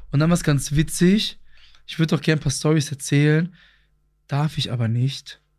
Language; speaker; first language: German; early bilingual, other home language; Greek